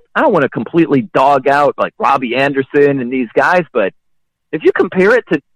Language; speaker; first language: English; native; English